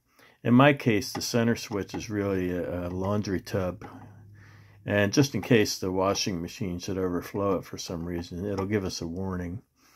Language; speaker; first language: English; native; English